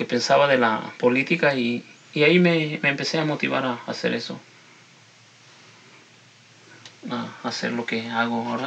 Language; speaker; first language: Spanish; native; Spanish